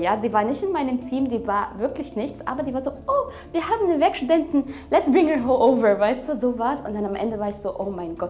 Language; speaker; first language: German; non-native, fluent; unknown